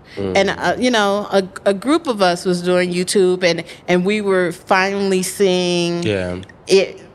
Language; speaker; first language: English; native; English